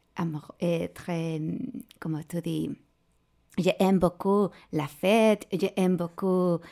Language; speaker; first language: French; non-native, learner; Spanish